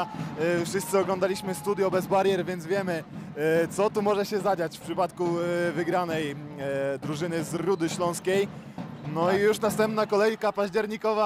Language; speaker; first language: Polish; native; Polish